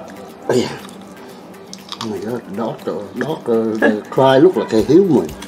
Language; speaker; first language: English; non-native, learner; Vietnamese